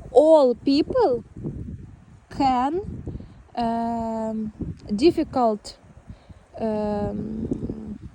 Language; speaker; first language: English; non-native, learner; Ukrainian